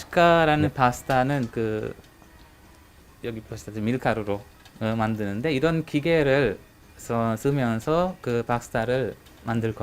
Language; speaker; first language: Korean; non-native, learner; Hungarian